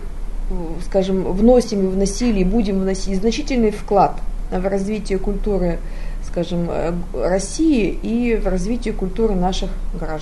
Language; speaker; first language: Russian; native; Russian